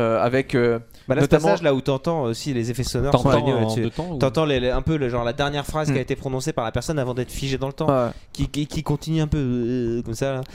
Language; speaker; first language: French; native; French